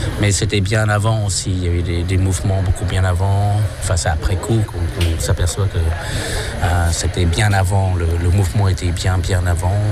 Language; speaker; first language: French; non-native, fluent; Khmer